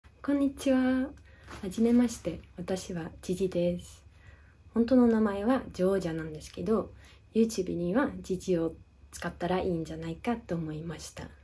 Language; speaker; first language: Japanese; non-native, fluent; Dutch